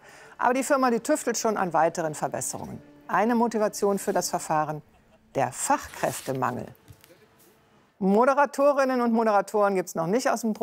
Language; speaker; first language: German; native; German